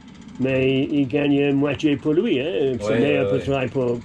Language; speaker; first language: French; non-native, learner; English